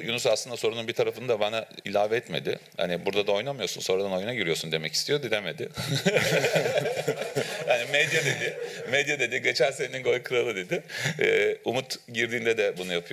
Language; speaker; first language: Turkish; native; Turkish